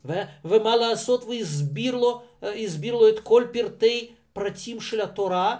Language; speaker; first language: Hebrew; non-native, fluent; Russian